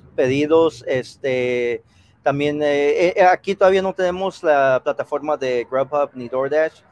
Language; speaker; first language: Spanish; early bilingual, heritage; Spanish